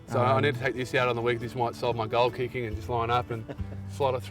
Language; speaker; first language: English; native; English